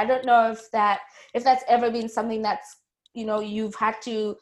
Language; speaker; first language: English; non-native, local second language; Tswana